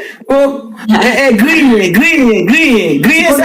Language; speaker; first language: French; non-native, local second language; Haitian Creole